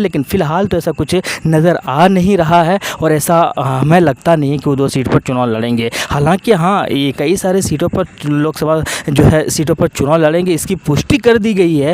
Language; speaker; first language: Hindi; native; Hindi